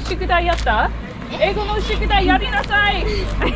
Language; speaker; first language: Japanese; non-native, fluent; English